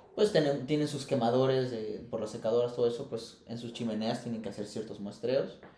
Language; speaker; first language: Spanish; native; Spanish